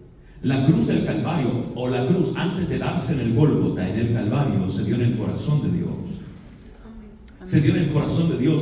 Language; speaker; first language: Spanish; native; Spanish